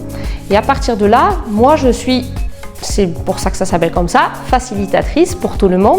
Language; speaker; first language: French; native; French